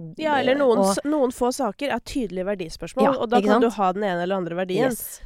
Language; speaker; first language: Norwegian; native; Norwegian